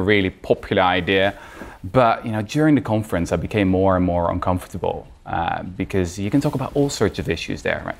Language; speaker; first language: English; non-native, fluent; Dutch